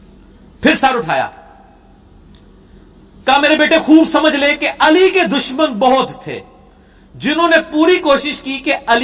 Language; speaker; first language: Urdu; non-native, local second language; Punjabi